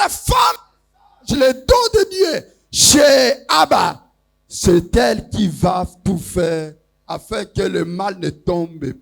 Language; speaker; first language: French; non-native, local second language; Lingala